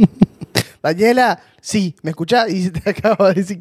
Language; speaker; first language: Spanish; native; Spanish